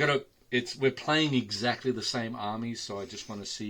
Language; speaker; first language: English; native; English